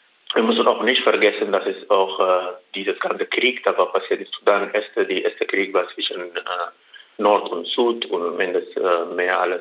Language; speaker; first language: German; non-native, learner; Arabic